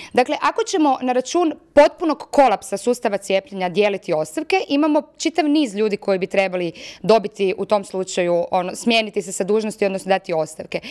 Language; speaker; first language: Croatian; native; Croatian